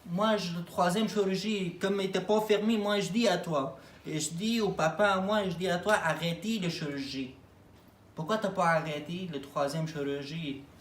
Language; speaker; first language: French; non-native, learner; Arabic